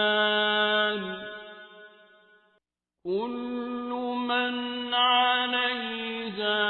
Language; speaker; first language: Arabic; native; Arabic